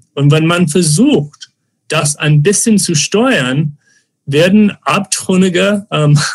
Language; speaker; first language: German; non-native, fluent; English